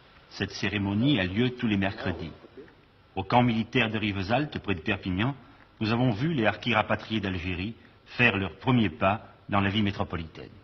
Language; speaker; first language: French; native; French